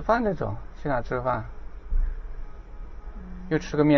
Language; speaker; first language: Chinese; native; Chinese